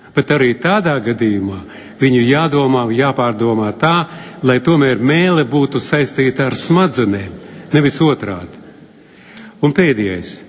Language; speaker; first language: Latvian; non-native, local second language; Russian